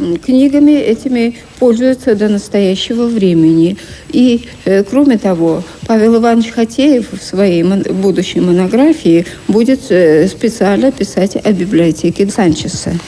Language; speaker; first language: Russian; native; Russian